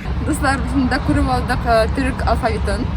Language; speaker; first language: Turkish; non-native, learner; Tatar